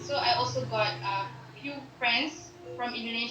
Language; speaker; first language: English; non-native, local second language; Malay